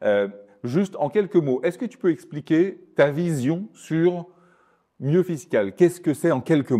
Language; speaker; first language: French; native; French